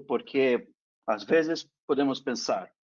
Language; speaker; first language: Spanish; non-native, fluent; Portuguese